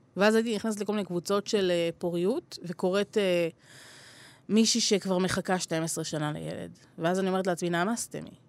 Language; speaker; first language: Hebrew; native; Hebrew